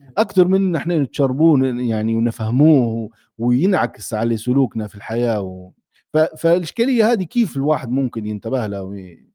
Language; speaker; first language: Arabic; native; Arabic